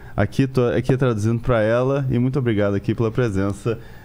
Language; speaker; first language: Portuguese; native; Portuguese